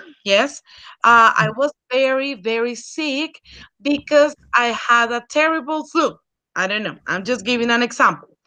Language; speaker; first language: English; non-native, fluent; Spanish